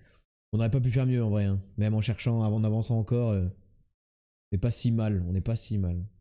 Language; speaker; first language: French; native; French